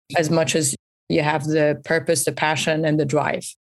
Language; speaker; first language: English; early bilingual, other home language; Persian